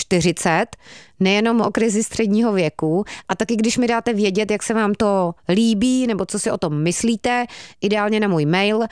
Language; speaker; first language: Czech; native; Czech